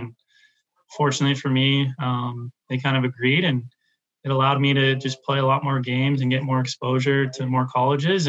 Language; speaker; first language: English; native; English